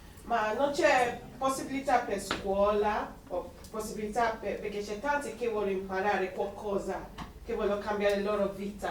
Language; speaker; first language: Italian; non-native, learner; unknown